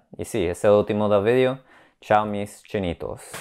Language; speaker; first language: Spanish; non-native, learner; English